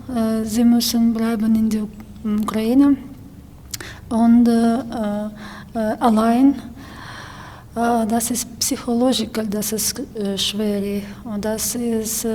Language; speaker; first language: German; non-native, learner; Ukrainian